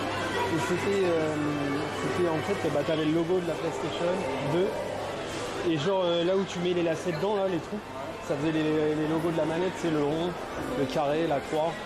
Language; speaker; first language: French; native; French